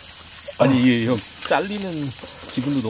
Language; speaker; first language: Korean; native; Korean